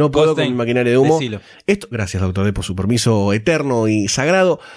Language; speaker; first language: Spanish; native; Spanish